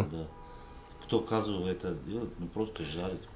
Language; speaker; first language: Russian; non-native, local second language; Uzbek